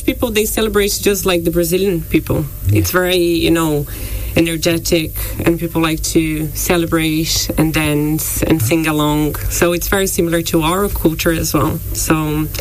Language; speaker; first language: English; non-native, fluent; Portuguese